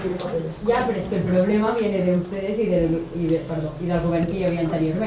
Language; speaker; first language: Catalan; native; Catalan